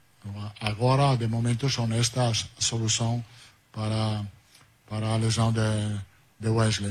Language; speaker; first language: Portuguese; non-native, learner; Italian